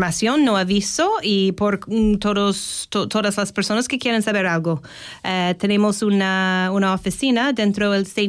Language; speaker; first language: Spanish; non-native, learner; English